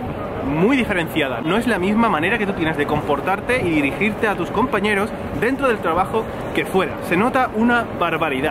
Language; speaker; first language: Spanish; native; Spanish